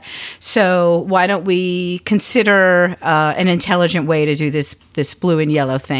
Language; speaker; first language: English; native; English